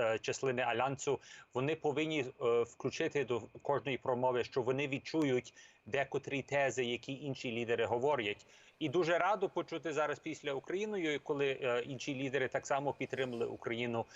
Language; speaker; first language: Ukrainian; early bilingual, heritage; Ukrainian